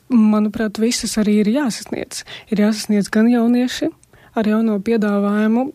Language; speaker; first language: Latvian; non-native, local second language; Russian